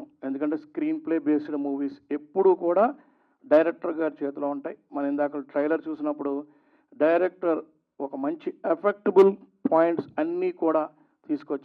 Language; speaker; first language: Telugu; native; Telugu